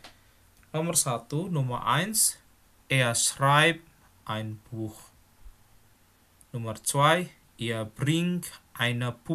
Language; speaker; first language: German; non-native, fluent; Indonesian